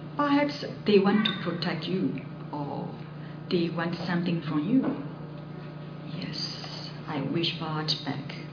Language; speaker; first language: English; non-native, fluent; Burmese